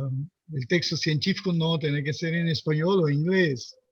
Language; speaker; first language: Spanish; non-native, fluent; Portuguese